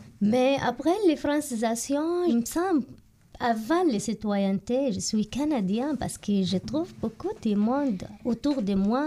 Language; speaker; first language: French; non-native, learner; Arabic